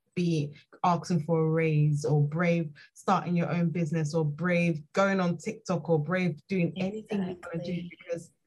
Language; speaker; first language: English; native; English